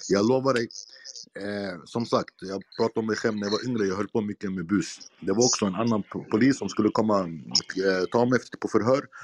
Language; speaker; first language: Swedish; non-native, fluent; Arabic